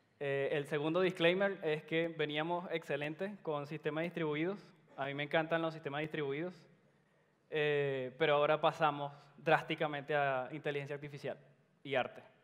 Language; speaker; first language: Spanish; native; Spanish